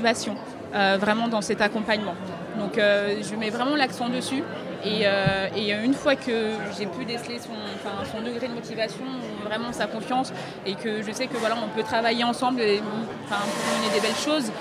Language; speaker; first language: French; native; French